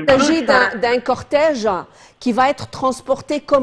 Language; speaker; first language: French; non-native, fluent; Arabic